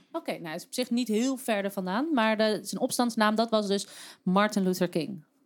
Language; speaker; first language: Dutch; native; Dutch